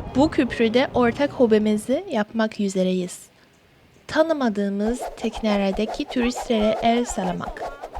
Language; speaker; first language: Turkish; non-native, fluent; Chinese